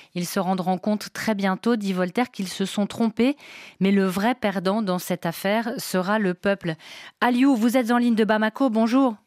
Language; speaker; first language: French; native; French